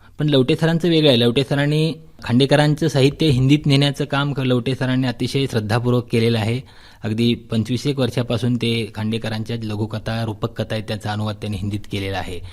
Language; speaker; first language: Marathi; native; Marathi